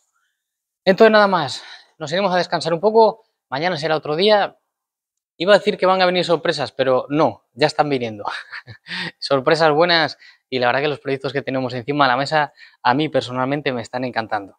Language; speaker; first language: Spanish; native; Spanish